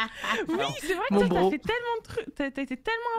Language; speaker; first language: French; native; French